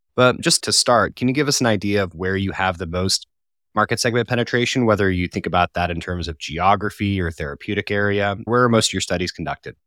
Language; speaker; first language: English; native; English